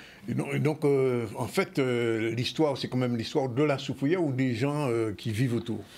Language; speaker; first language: French; native; French